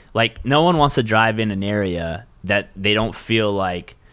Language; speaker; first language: English; native; English